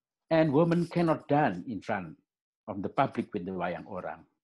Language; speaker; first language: English; non-native, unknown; Indonesian